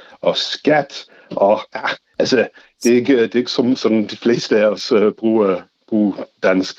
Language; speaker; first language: Danish; non-native, fluent; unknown